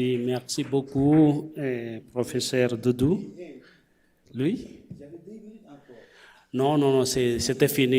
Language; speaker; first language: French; non-native, fluent; Spanish